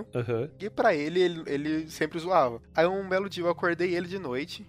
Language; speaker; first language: Portuguese; native; Portuguese